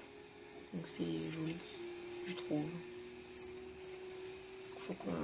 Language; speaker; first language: French; native; French